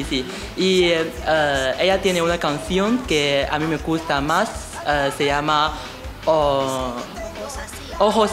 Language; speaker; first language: Spanish; non-native, fluent; Chinese